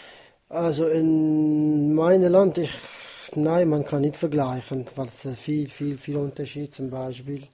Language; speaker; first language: German; non-native, learner; Kurdish